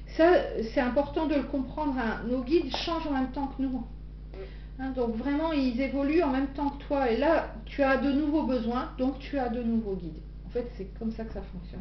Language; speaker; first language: French; native; French